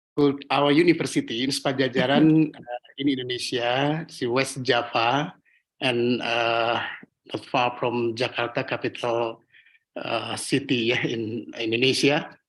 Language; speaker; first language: English; non-native, learner; Indonesian